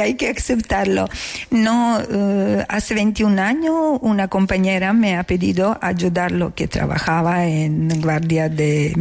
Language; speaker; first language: Spanish; non-native, fluent; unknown